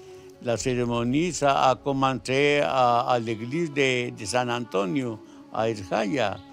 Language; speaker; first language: French; non-native, learner; Spanish